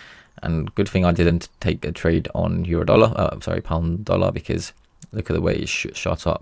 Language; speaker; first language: English; native; English